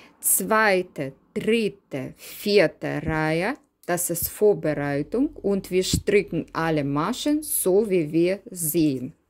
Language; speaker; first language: German; non-native, learner; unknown